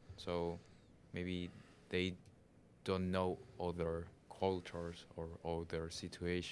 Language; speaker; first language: English; non-native, learner; Spanish